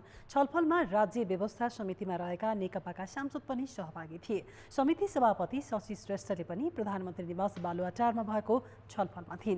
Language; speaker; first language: Nepali; native; Nepali